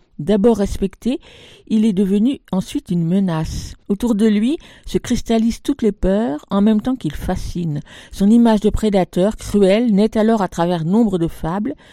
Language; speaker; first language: French; native; French